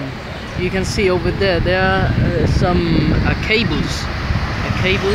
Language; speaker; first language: English; non-native, learner; Spanish